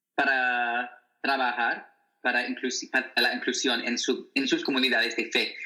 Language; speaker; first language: Spanish; non-native, fluent; English